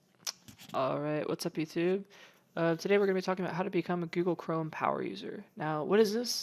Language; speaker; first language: English; native; English